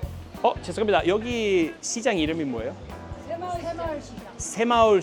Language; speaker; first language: Korean; non-native, learner; Swedish